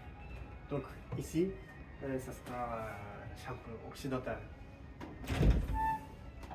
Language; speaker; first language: French; non-native, learner; Japanese